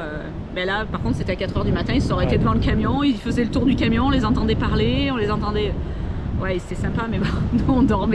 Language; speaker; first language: French; native; French